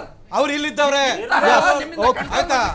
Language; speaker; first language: Kannada; native; Kannada